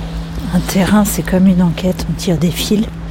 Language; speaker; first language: French; native; French